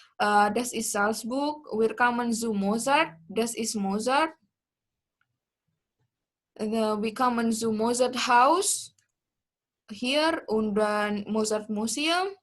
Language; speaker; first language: German; non-native, learner; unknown